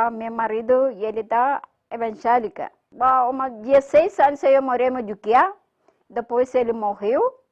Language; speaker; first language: Portuguese; non-native, learner; Malayalam